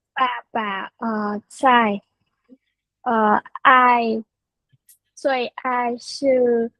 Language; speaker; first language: Chinese; non-native, learner; Vietnamese